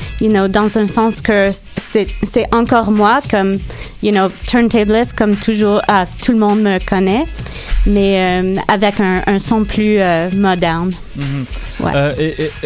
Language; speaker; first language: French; non-native, local second language; English